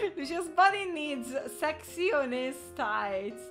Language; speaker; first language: English; non-native, fluent; Italian